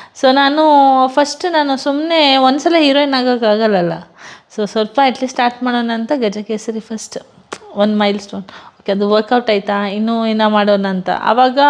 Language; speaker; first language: Kannada; non-native, local second language; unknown